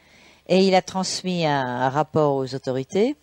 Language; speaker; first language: French; native; French